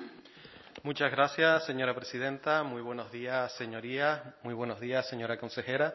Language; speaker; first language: Spanish; native; Spanish